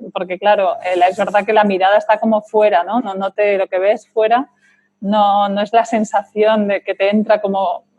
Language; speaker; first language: Spanish; native; Spanish